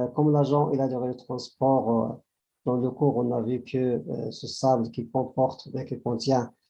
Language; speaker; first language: French; non-native, local second language; Arabic